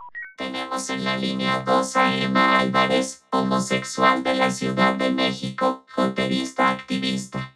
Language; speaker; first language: Spanish; native; Spanish